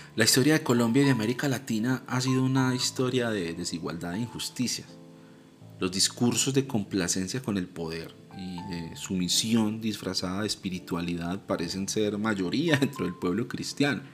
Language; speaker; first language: Spanish; native; Spanish